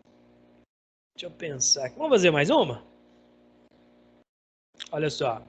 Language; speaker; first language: Portuguese; native; Portuguese